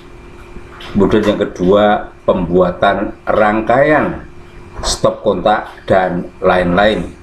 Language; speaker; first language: Indonesian; native; Indonesian